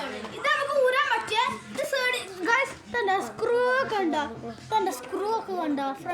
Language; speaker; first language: Malayalam; early bilingual, heritage; Malayalam